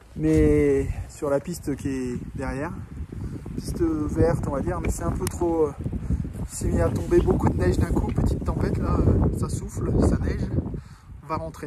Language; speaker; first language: French; native; French